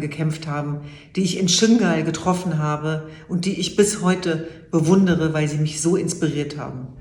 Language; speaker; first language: German; early bilingual, other home language; Kurdish